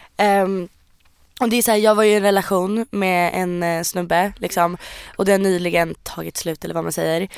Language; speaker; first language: Swedish; native; Swedish